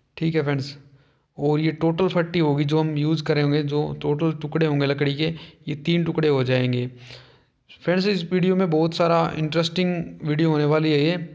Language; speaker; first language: Hindi; native; Hindi